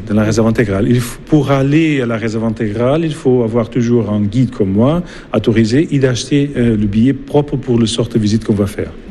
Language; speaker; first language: French; non-native, fluent; Portuguese